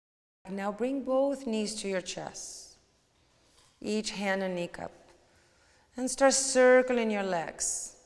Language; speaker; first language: English; non-native, fluent; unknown